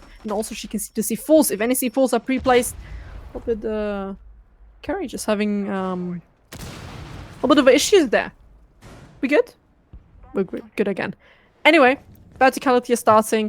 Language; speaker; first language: English; non-native, fluent; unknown